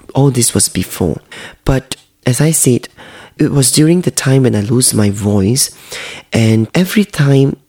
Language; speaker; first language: English; non-native, local second language; Hakka Chinese